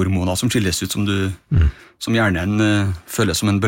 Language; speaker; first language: Norwegian; native; Norwegian